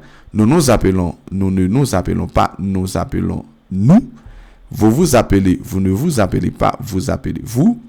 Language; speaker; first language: French; non-native, fluent; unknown